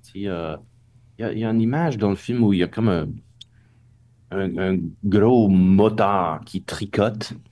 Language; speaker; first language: French; non-native, local second language; English